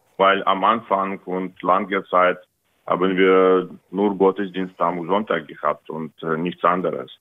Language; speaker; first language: German; non-native, fluent; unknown